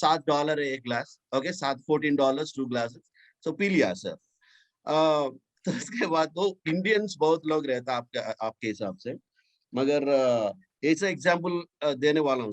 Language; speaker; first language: Hindi; non-native, local second language; Telugu